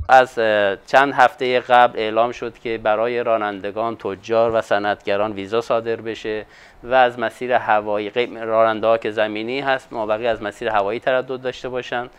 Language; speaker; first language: Persian; native; Persian